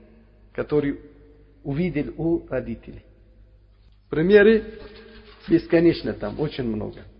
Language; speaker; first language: Russian; non-native, learner; Uzbek